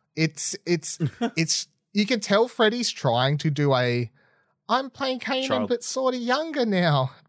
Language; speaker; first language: English; native; English